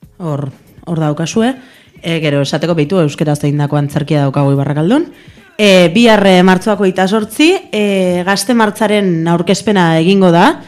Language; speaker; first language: Basque; non-native, local second language; Spanish